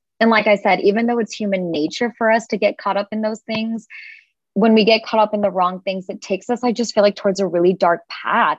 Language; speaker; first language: English; native; English